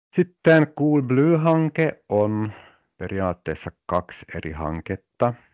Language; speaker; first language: Finnish; non-native, local second language; Swedish